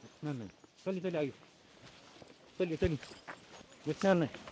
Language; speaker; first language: Hindi; non-native, learner; Nepali